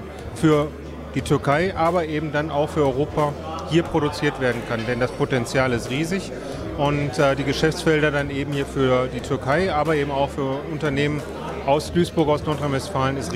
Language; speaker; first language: German; native; German